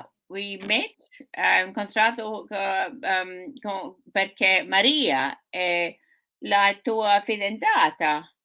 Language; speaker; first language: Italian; early bilingual, heritage; Sicilian